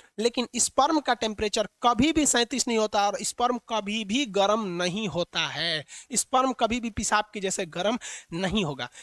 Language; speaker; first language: Hindi; native; Hindi